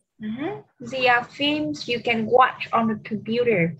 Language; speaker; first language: English; non-native, fluent; Vietnamese